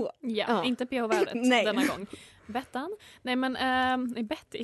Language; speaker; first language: Swedish; native; Swedish